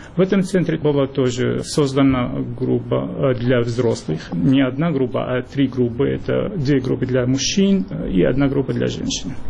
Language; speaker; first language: Russian; non-native, fluent; Arabic